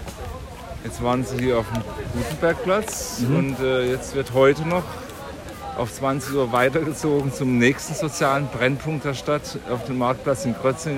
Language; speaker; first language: German; native; German